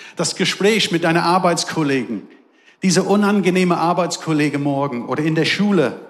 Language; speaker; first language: German; non-native, fluent; English